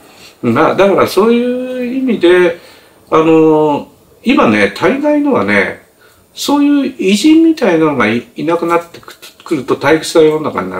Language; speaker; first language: Japanese; native; Japanese